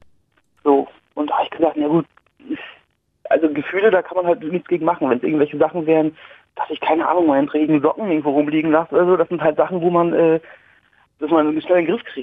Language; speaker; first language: German; native; German